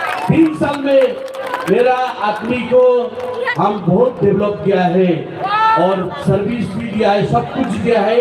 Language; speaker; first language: Hindi; non-native, local second language; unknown